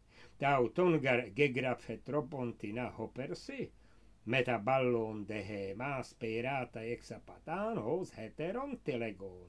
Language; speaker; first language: Greek; non-native, fluent; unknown